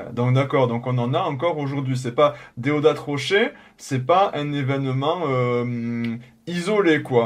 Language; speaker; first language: French; native; French